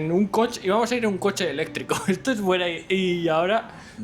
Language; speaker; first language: Spanish; native; Spanish